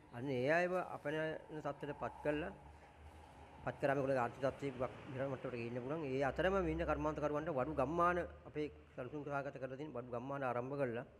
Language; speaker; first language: Sinhala; native; Sinhala